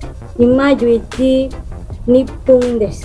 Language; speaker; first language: Japanese; non-native, learner; Indonesian